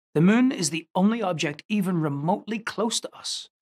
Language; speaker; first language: English; native; English